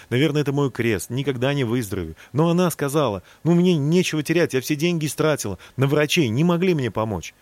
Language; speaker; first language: Russian; native; Russian